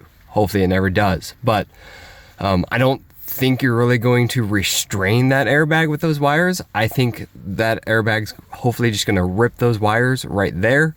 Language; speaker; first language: English; native; English